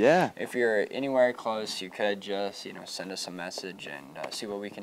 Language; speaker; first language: English; native; English